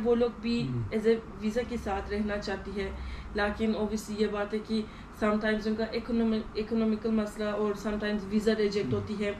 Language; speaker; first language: Hindi; non-native, learner; Turkish